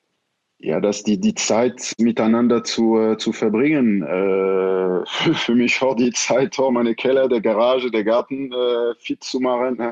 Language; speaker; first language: German; non-native, fluent; French